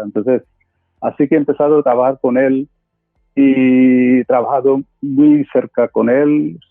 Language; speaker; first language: Spanish; non-native, fluent; Bangla